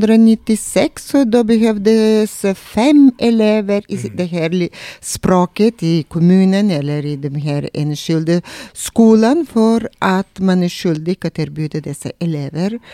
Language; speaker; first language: Swedish; non-native, fluent; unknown